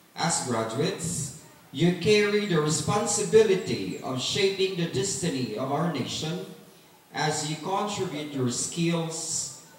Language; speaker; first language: English; non-native, local second language; Filipino